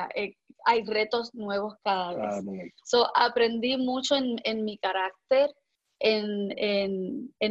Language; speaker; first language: Spanish; native; Spanish